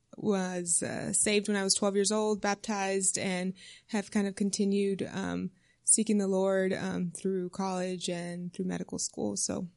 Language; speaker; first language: English; native; English